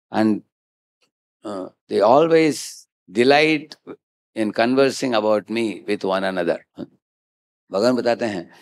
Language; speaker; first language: Hindi; native; Hindi